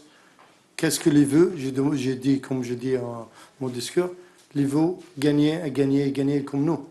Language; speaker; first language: French; non-native, learner; Arabic